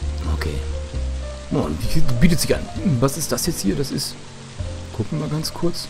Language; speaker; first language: German; native; German